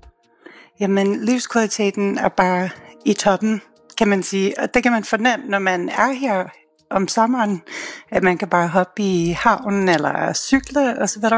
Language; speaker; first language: Danish; non-native, fluent; English